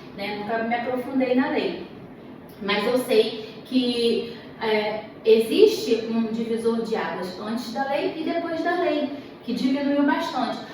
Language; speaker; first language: Portuguese; native; Portuguese